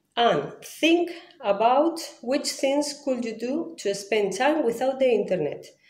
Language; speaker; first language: English; non-native, fluent; Spanish